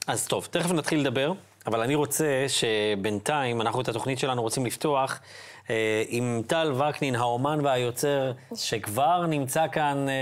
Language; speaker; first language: Hebrew; native; Hebrew